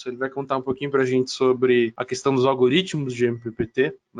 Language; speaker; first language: Portuguese; native; Portuguese